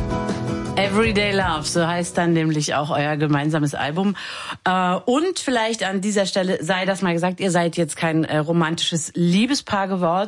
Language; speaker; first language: German; native; German